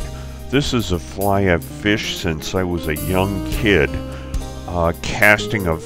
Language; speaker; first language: English; native; English